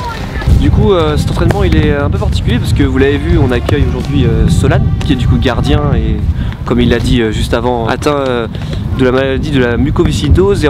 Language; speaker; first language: French; native; French